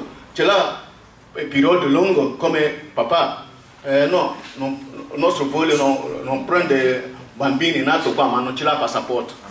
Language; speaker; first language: Italian; non-native, learner; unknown